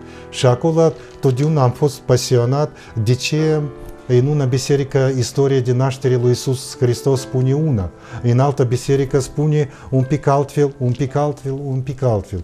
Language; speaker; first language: Romanian; non-native, fluent; Russian